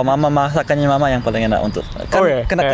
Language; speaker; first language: Indonesian; early bilingual, heritage; Indonesian